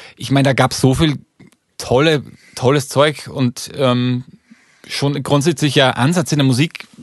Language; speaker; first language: German; native; German